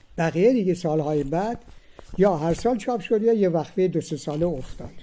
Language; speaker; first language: Persian; non-native, local second language; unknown